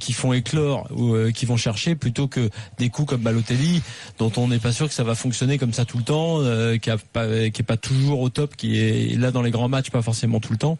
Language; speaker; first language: French; native; French